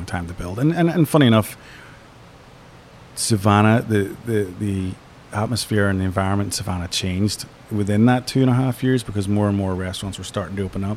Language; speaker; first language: English; native; English